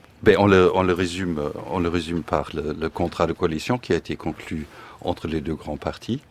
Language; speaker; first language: French; non-native, fluent; German